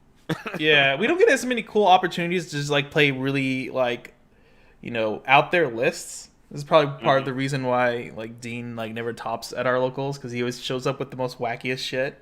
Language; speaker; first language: English; native; English